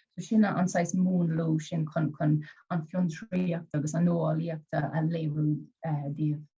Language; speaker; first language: Irish; native; Irish